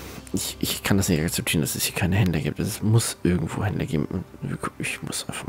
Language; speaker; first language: German; native; German